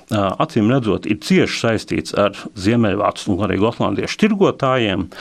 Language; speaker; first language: Latvian; native; Latvian